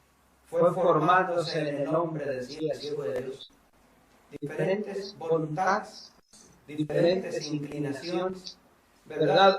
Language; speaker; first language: Spanish; native; Spanish